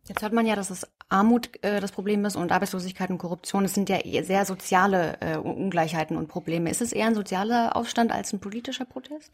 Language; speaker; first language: German; native; German